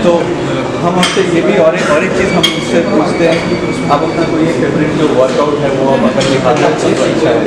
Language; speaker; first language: Hindi; native; Hindi